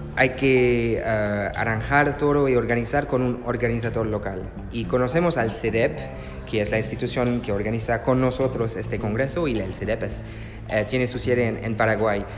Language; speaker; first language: Spanish; non-native, learner; French